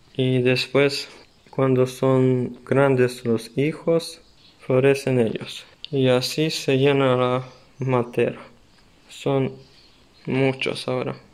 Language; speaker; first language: Spanish; non-native, learner; Serbian